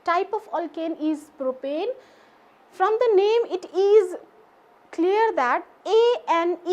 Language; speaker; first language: English; non-native, local second language; Nepali